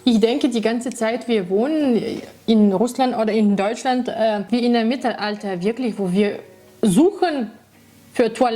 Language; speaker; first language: German; non-native, fluent; Russian